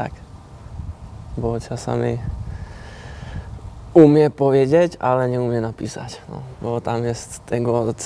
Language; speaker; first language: Polish; non-native, learner; Czech